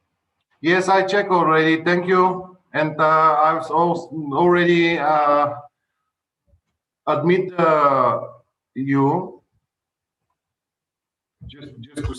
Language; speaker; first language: English; non-native, fluent; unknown